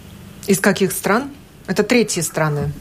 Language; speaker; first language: Russian; native; Russian